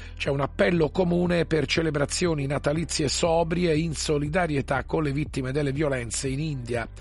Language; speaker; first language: Italian; native; Italian